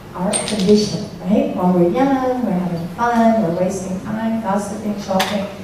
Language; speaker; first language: English; native; English